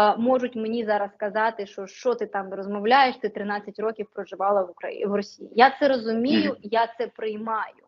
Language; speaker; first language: Ukrainian; non-native, local second language; Russian